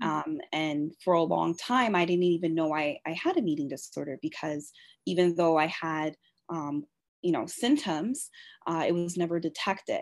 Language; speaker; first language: English; native; English